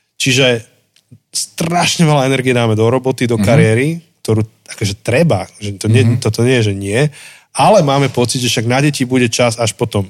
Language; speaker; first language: Slovak; native; Slovak